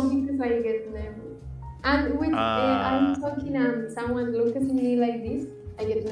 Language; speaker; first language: English; non-native, learner; Spanish